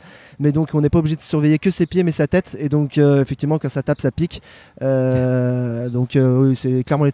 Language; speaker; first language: French; native; French